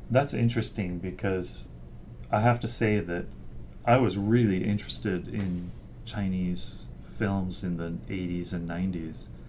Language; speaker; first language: English; native; English